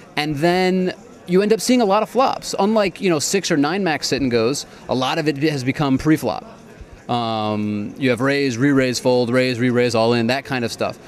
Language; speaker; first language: English; native; English